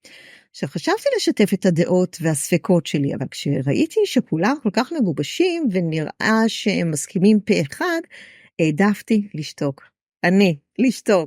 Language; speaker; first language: Hebrew; native; Hebrew